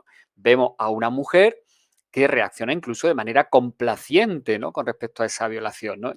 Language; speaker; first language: Spanish; native; Spanish